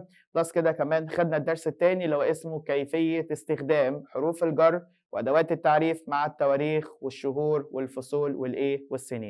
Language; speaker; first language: Arabic; native; Arabic